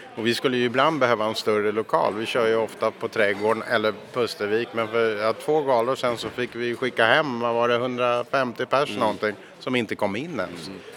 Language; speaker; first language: Swedish; non-native, fluent; English